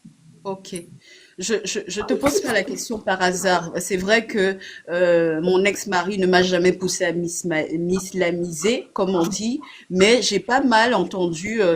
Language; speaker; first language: French; native; French